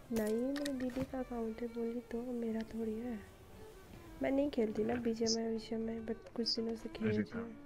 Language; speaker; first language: Hindi; native; Hindi